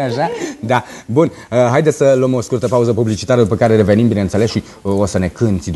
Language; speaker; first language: Romanian; native; Romanian